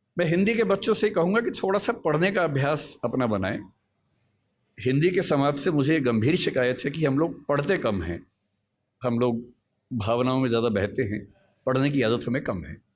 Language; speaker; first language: Hindi; native; Hindi